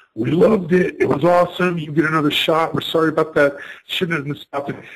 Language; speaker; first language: English; native; English